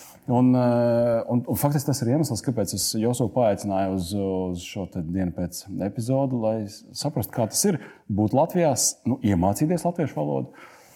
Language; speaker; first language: Latvian; native; Latvian